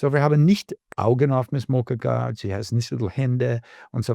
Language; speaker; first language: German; non-native, learner; English